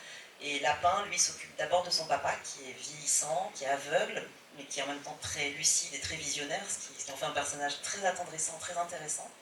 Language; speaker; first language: French; native; French